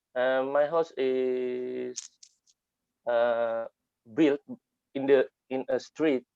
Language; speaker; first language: English; non-native, learner; Indonesian